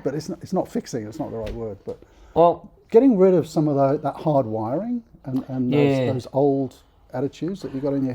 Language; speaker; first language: English; native; English